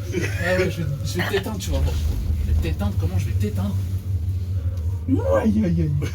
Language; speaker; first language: French; native; French